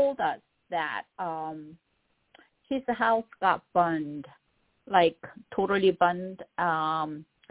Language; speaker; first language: English; non-native, fluent; Korean